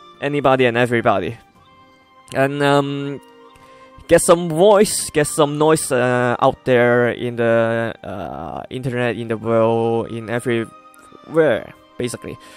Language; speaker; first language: English; non-native, local second language; Cantonese